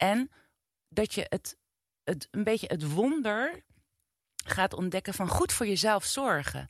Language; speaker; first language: Dutch; native; Dutch